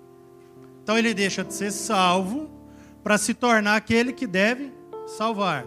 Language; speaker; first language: Portuguese; native; Portuguese